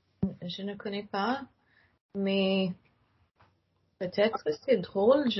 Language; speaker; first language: French; non-native, learner; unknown